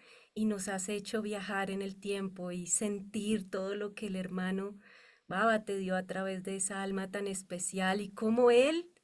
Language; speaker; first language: Spanish; native; Spanish